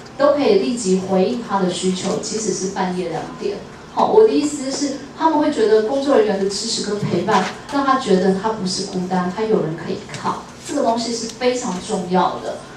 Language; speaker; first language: Chinese; native; Chinese